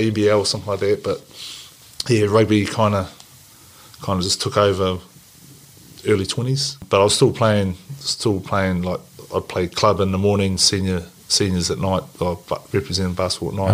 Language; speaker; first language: English; native; English